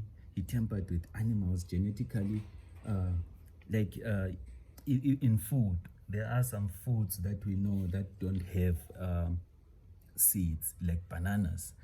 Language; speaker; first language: English; non-native, local second language; Xhosa